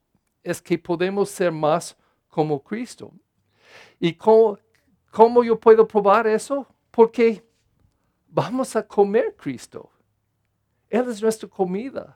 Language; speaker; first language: Spanish; non-native, fluent; English